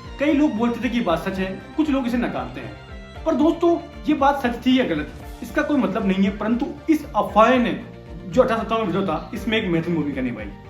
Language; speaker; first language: Hindi; non-native, local second language; Bangla